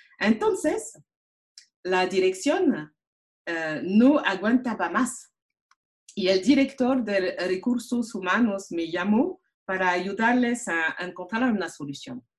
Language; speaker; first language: Spanish; non-native, learner; French